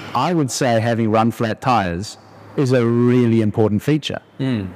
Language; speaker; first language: English; native; English